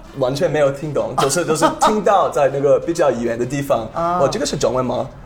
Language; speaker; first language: Chinese; non-native, fluent; English